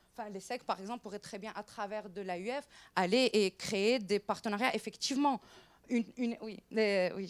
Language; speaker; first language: French; non-native, local second language; Arabic